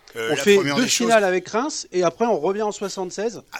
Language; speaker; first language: French; native; French